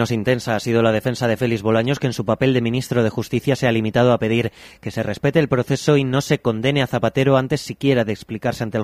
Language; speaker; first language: Spanish; native; Spanish